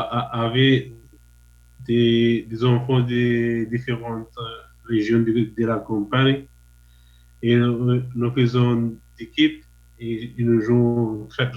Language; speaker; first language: French; non-native, learner; Arabic